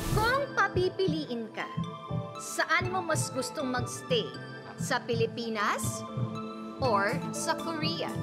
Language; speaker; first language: Filipino; native; Filipino